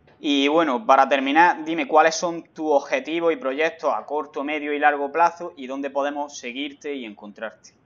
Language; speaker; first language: Spanish; native; Spanish